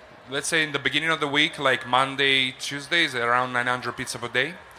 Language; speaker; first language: English; non-native, fluent; Italian